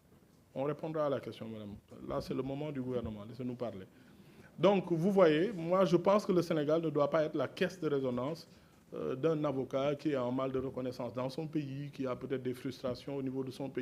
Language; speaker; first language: French; non-native, local second language; Wolof